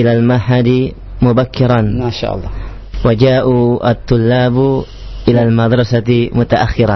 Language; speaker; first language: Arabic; non-native, learner; Indonesian